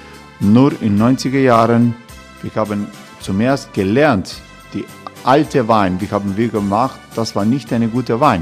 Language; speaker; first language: German; non-native, learner; Croatian